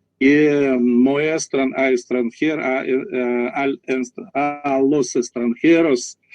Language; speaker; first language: Spanish; non-native, learner; Russian